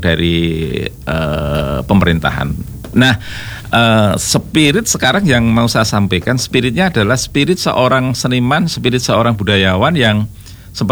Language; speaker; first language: Indonesian; native; Indonesian